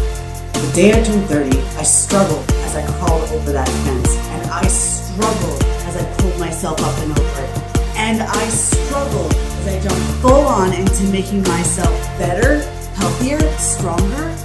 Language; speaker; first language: English; native; English